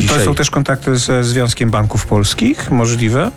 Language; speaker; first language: Polish; native; Polish